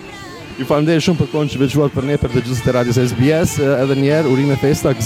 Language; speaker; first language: Albanian; native; Albanian